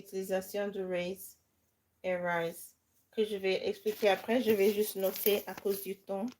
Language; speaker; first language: French; non-native, fluent; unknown